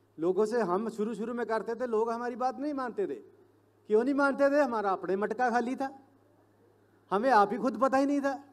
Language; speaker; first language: Hindi; non-native, local second language; Punjabi